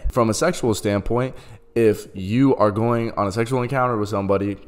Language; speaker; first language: English; native; English